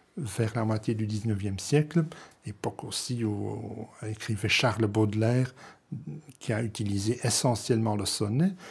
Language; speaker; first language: French; non-native, local second language; Dutch